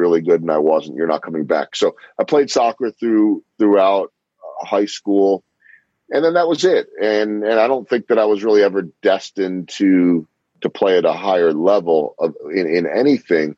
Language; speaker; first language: English; native; English